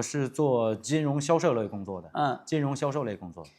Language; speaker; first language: Chinese; native; Chinese